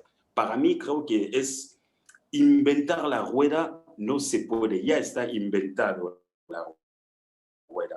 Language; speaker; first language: Spanish; non-native, fluent; French